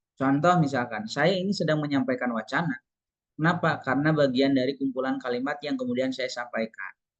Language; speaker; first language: Indonesian; non-native, local second language; Sundanese